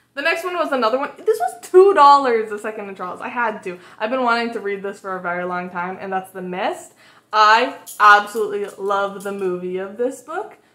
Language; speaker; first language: English; native; English